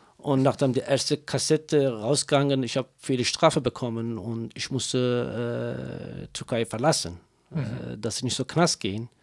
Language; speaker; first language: German; non-native, learner; Kurdish